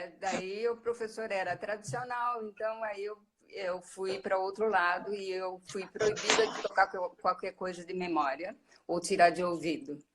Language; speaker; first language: Portuguese; early bilingual, other home language; Japanese